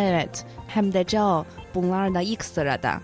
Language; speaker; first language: Turkish; non-native, fluent; Chinese